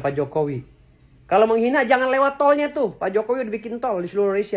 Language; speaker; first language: Indonesian; native; Indonesian